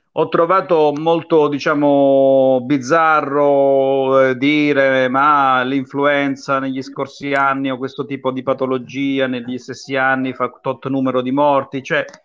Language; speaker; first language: Italian; native; Italian